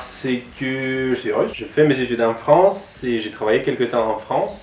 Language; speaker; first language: French; non-native, fluent; Russian